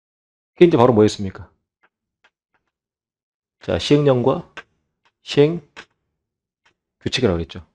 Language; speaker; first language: Korean; native; Korean